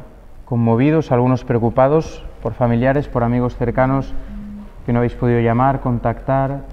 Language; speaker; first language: Spanish; native; Spanish